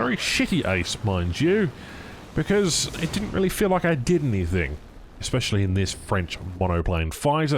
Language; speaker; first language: English; native; English